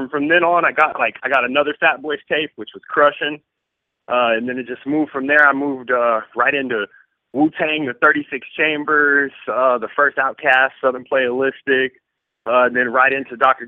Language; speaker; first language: English; native; English